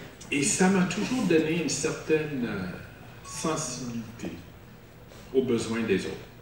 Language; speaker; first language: French; non-native, local second language; English